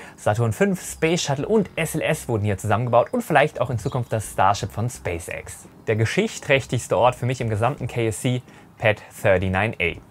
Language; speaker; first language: German; native; German